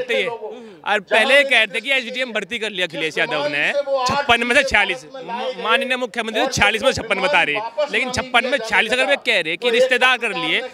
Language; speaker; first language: Hindi; native; Hindi